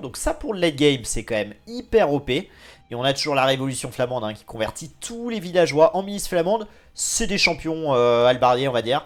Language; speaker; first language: French; native; French